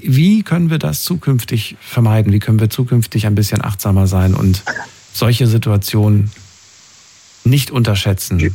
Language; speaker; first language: German; native; German